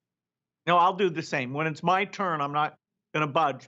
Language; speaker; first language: English; native; English